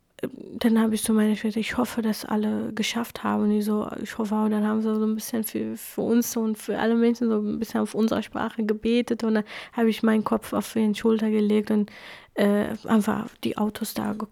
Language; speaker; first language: German; non-native, fluent; Kurdish